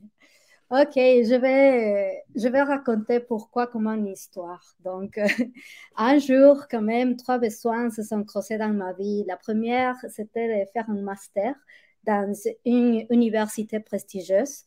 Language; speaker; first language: French; non-native, fluent; Spanish